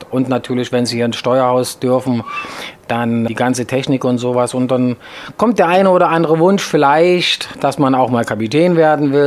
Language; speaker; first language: German; native; German